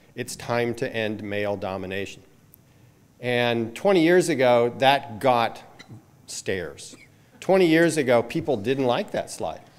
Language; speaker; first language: English; native; English